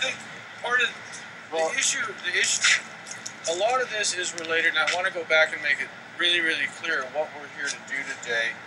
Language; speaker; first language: English; native; English